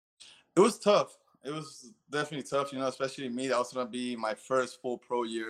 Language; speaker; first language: English; early bilingual, other home language; Spanish